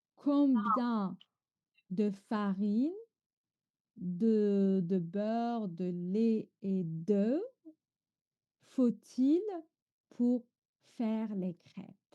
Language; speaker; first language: French; non-native, fluent; Chinese